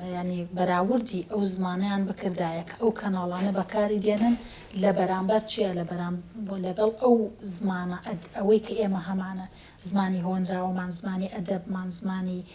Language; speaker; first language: Central Kurdish; native; Central Kurdish